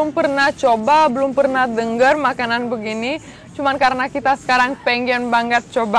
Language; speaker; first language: Indonesian; non-native, learner; Romanian